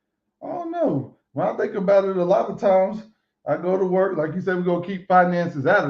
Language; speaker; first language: English; native; English